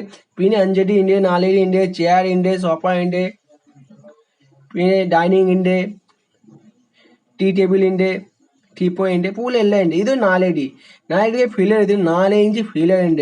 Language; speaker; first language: Malayalam; non-native, learner; Hindi